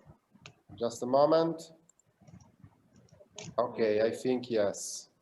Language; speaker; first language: English; non-native, learner; Italian